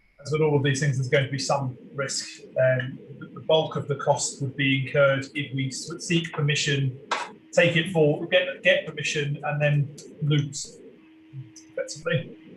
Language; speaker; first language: English; native; English